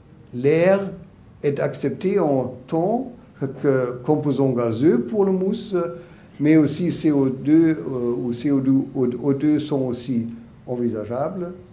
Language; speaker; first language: French; non-native, learner; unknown